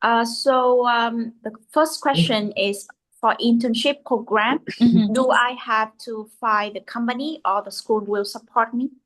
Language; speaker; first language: English; non-native, fluent; Vietnamese